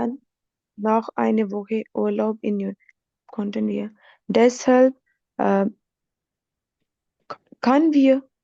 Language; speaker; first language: German; non-native, learner; Urdu